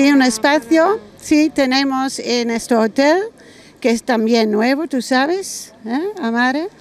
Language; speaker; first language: Spanish; non-native, learner; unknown